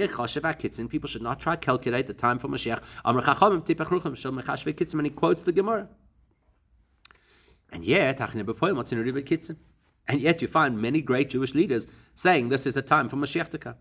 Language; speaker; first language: English; native; English